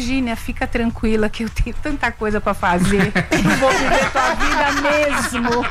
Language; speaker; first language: Portuguese; native; Portuguese